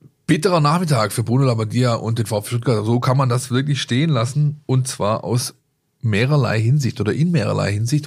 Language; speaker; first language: German; native; German